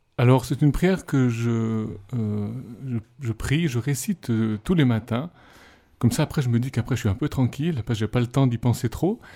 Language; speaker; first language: French; native; French